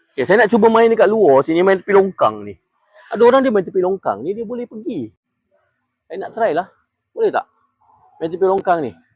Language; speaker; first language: Malay; native; Malay